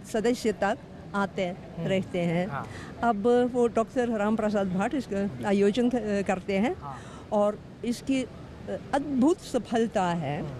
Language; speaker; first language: Hindi; non-native, fluent; Russian